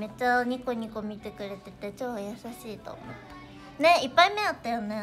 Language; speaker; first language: Japanese; native; Japanese